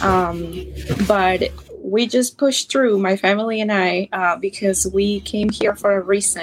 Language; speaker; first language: English; non-native, fluent; Spanish